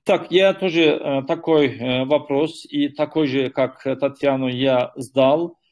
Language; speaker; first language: Russian; non-native, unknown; Turkish